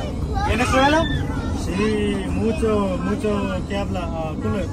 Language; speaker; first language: Spanish; non-native, learner; Nepali